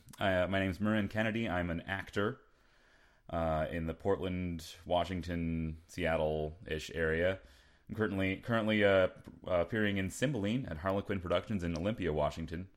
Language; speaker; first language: English; native; English